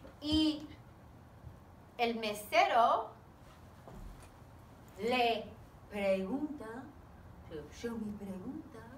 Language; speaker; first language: Spanish; non-native, fluent; English